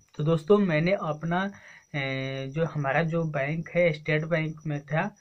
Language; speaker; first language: Hindi; native; Hindi